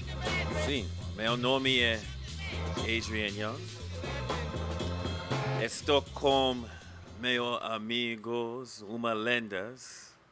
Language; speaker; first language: Portuguese; non-native, learner; English